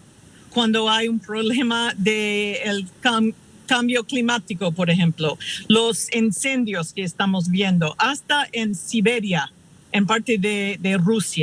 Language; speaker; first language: Spanish; non-native, fluent; English